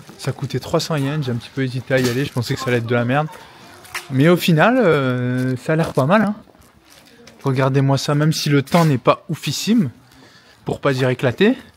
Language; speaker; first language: French; native; French